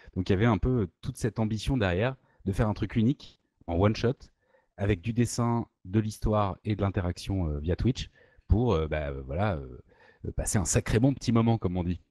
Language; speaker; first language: French; native; French